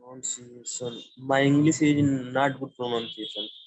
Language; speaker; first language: English; non-native, learner; Hindi